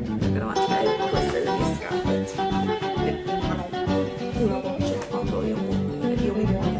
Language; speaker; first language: Italian; non-native, learner; English